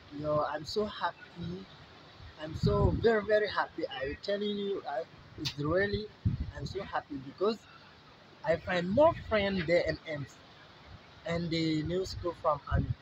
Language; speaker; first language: English; non-native, learner; Wolof